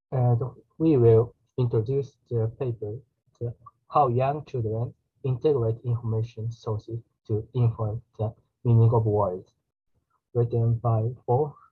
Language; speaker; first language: English; non-native, learner; Japanese